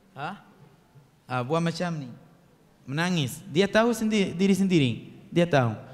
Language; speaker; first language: Malay; non-native, fluent; Arabic